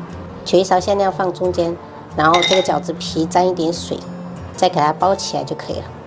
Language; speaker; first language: Chinese; native; Chinese